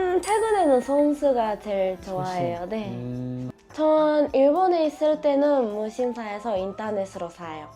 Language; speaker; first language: Korean; non-native, learner; Japanese